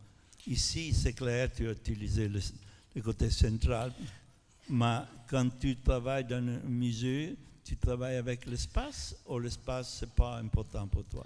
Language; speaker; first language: French; non-native, fluent; Italian